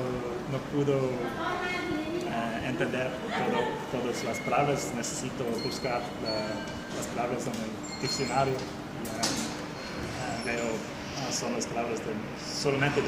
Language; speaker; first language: Spanish; non-native, learner; English